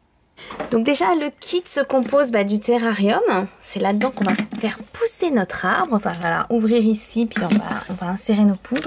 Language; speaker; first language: French; native; French